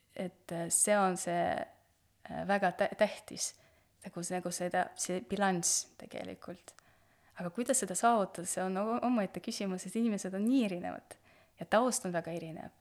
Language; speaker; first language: Estonian; non-native, local second language; Russian